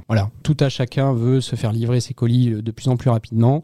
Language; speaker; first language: French; native; French